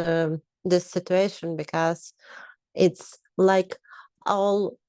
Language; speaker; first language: English; non-native, learner; Ukrainian